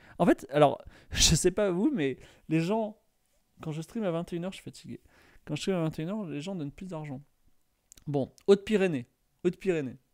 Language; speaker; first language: French; native; French